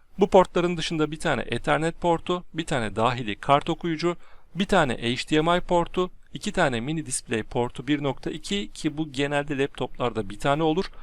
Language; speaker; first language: Turkish; native; Turkish